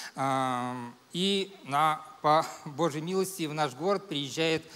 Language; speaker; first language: Russian; native; Russian